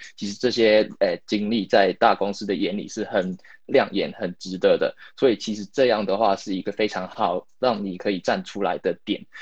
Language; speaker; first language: Chinese; non-native, local second language; Cantonese